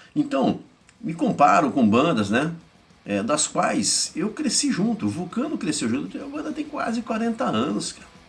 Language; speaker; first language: Portuguese; native; Portuguese